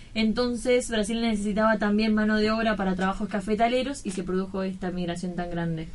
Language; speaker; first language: Spanish; native; Spanish